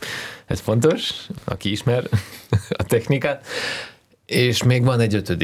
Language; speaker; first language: Hungarian; non-native, learner; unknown